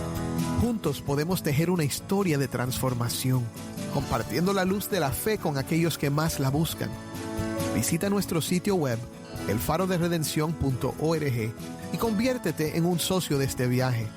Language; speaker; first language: Spanish; native; Spanish